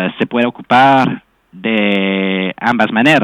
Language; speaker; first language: Spanish; non-native, fluent; English